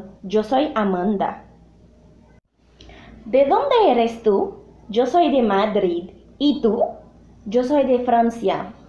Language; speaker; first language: Spanish; non-native, learner; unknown